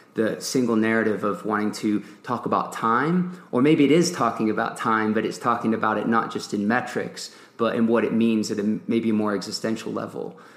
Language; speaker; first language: English; early bilingual, other home language; French